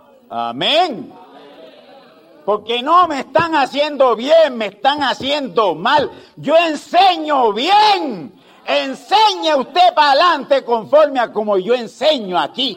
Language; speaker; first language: Spanish; native; Spanish